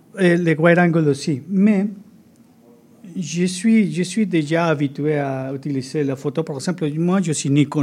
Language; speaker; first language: French; non-native, fluent; Spanish